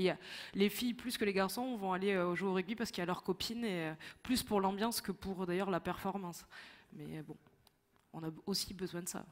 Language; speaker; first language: French; native; French